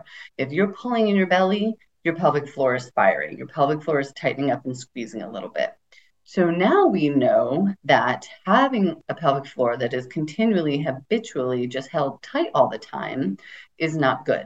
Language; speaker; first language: English; native; English